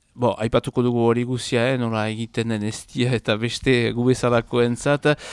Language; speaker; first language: Basque; native; Basque